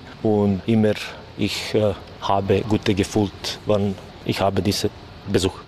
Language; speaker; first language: German; non-native, learner; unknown